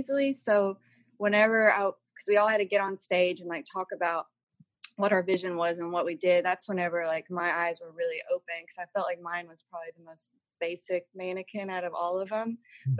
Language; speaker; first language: English; native; English